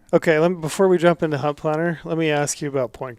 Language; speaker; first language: English; native; English